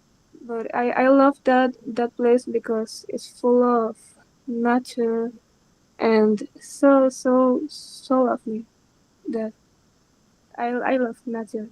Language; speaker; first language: English; non-native, learner; Spanish